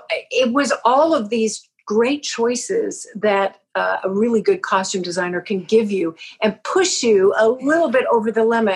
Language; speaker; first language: English; native; English